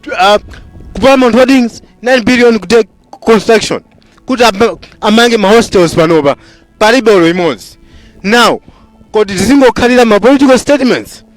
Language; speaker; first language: Nyanja; non-native, local second language; Tumbuka